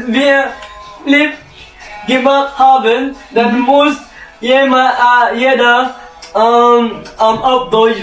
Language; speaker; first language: German; non-native, learner; Filipino